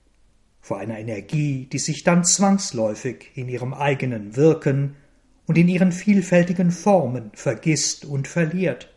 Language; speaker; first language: German; native; German